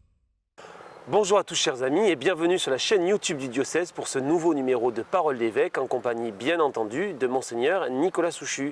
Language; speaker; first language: French; native; French